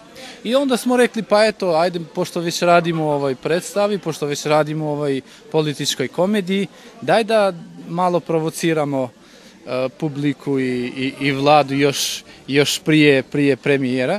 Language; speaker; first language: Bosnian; non-native, local second language; Albanian